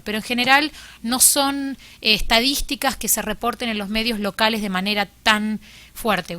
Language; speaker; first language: Spanish; native; Spanish